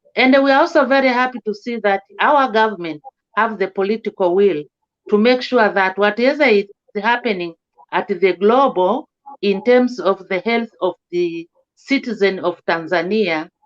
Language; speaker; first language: English; non-native, local second language; Swahili